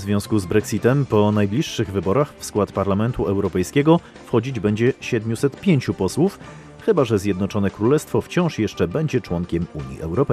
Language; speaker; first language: Polish; native; Polish